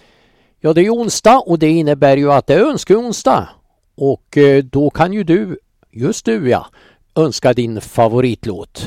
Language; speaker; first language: Swedish; native; Swedish